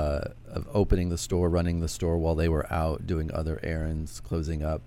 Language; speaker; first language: English; native; English